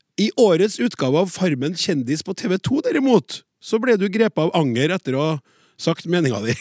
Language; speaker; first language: Norwegian; native; Norwegian